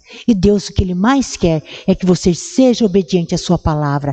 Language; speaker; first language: Portuguese; native; Portuguese